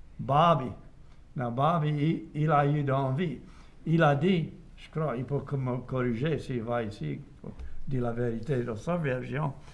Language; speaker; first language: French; non-native, local second language; English